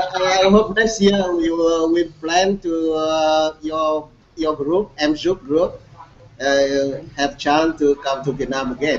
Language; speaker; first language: English; non-native, learner; Vietnamese